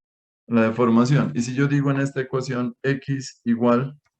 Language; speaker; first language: Spanish; native; Spanish